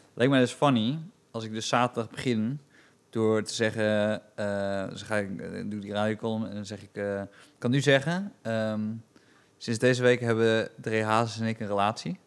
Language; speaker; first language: Dutch; native; Dutch